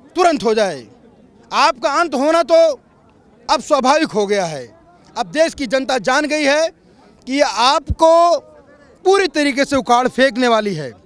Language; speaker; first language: Hindi; native; Hindi